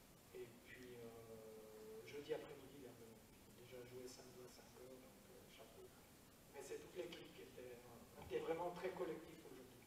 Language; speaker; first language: French; native; French